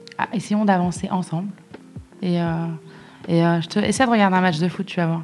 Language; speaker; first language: French; non-native, local second language; Arabic